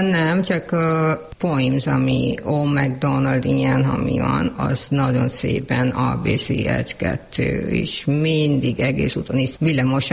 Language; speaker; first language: Hungarian; non-native, learner; Urdu